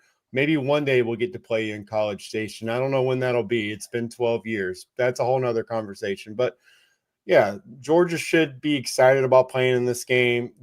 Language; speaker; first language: English; native; English